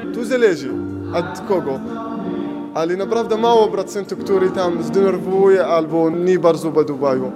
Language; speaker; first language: Polish; non-native, learner; Arabic